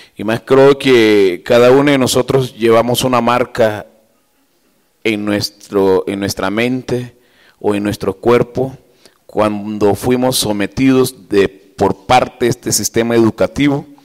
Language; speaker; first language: Spanish; native; Spanish